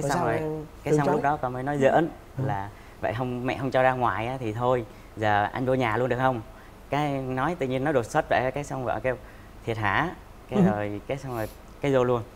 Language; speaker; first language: Vietnamese; native; Vietnamese